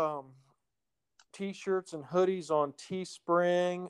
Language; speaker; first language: English; native; English